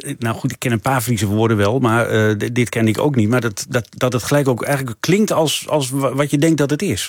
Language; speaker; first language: Dutch; native; Dutch